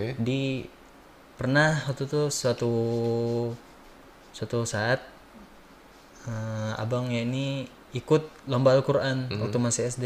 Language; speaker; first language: Indonesian; native; Indonesian